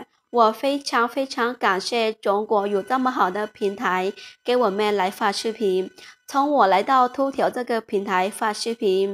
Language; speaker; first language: Chinese; non-native, fluent; Lao